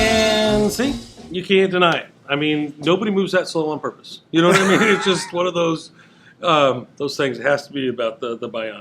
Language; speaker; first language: English; native; English